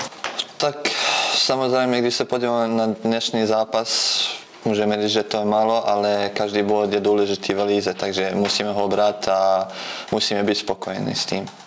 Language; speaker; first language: Czech; non-native, fluent; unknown